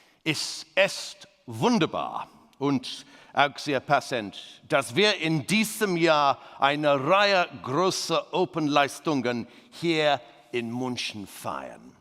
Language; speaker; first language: German; non-native, fluent; English